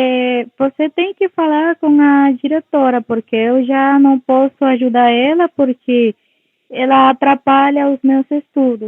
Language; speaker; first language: Portuguese; non-native, local second language; Spanish